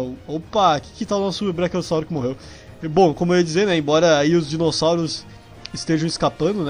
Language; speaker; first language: Portuguese; native; Portuguese